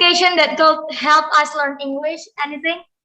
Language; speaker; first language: English; non-native, learner; Indonesian